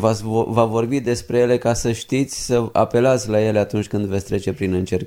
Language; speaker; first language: Romanian; native; Romanian